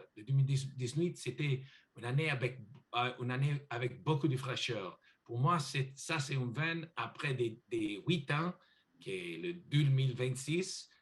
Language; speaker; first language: French; non-native, learner; English